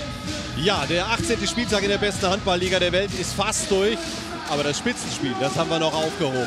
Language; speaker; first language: German; native; German